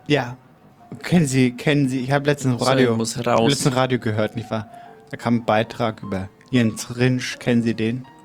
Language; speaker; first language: German; native; German